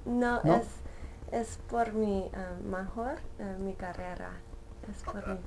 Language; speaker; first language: Spanish; early bilingual, heritage; Spanish